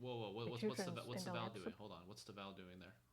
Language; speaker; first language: English; native; English